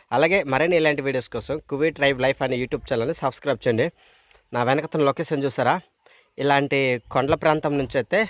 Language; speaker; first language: Telugu; non-native, local second language; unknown